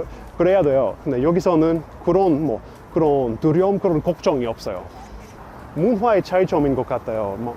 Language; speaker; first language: Korean; non-native, fluent; English